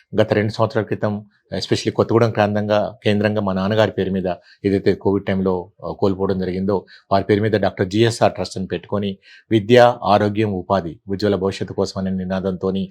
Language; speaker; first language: Telugu; native; Telugu